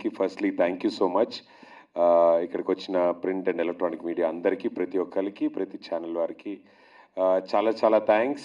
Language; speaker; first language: Telugu; native; Telugu